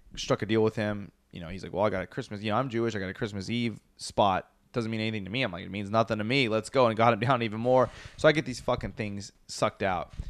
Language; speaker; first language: English; native; English